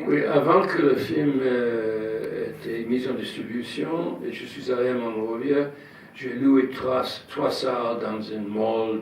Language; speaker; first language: French; non-native, fluent; English